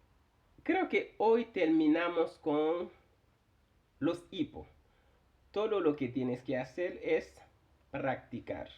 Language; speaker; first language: Spanish; non-native, fluent; Haitian Creole